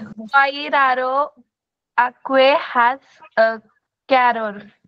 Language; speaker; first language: Spanish; non-native, learner; Marathi